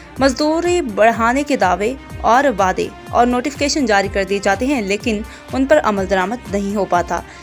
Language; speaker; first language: Urdu; non-native, local second language; Punjabi